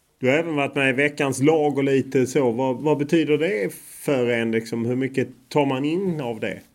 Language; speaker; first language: Swedish; native; Swedish